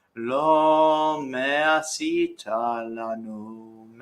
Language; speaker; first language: Hebrew; non-native, learner; English